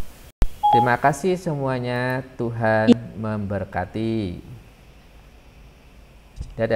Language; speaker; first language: Indonesian; native; Indonesian